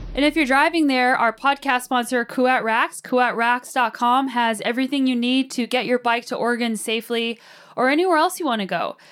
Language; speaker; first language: English; early bilingual, other home language; Arabic